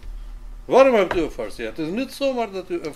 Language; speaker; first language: Dutch; non-native, fluent; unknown